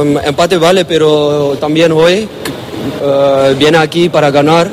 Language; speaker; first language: Spanish; non-native, learner; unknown